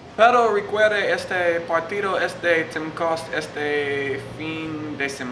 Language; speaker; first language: Spanish; non-native, learner; English